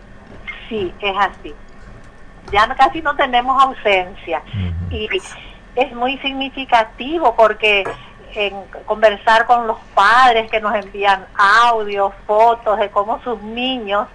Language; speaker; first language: Spanish; native; Spanish